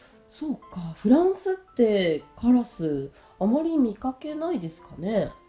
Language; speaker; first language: Japanese; native; Japanese